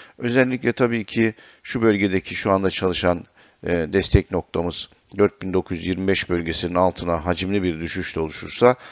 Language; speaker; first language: Turkish; native; Turkish